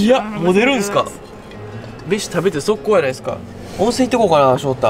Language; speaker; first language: Japanese; native; Japanese